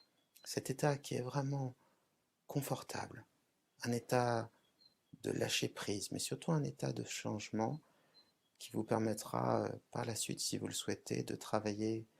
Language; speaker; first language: French; native; French